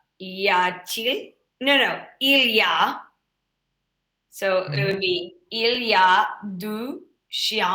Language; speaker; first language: French; non-native, learner; English